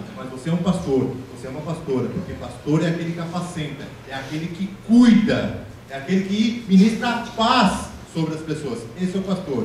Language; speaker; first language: Portuguese; native; Portuguese